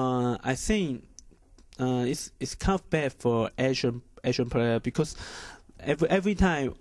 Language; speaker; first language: English; non-native, learner; Chinese